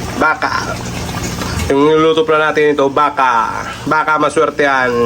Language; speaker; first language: Filipino; non-native, local second language; Hiligaynon